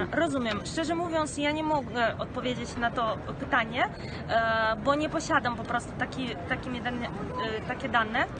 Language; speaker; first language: Polish; non-native, fluent; Russian